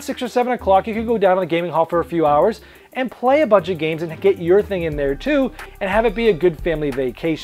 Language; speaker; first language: English; native; English